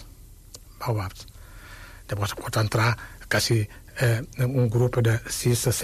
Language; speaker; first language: Catalan; non-native, fluent; Wolof